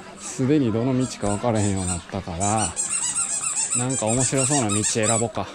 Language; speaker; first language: Japanese; native; Japanese